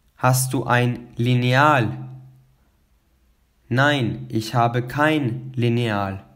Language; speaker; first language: German; non-native, fluent; Albanian